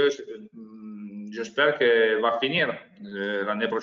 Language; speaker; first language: French; non-native, learner; Italian